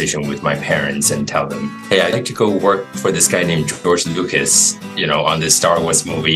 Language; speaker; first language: English; non-native, fluent; Chinese